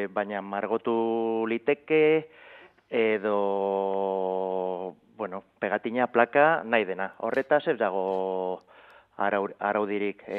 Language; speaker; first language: Basque; non-native, local second language; Spanish